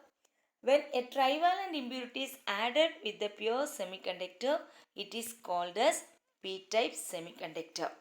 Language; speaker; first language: English; non-native, local second language; Tamil